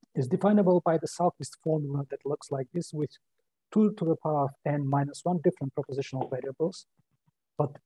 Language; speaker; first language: English; non-native, fluent; Bulgarian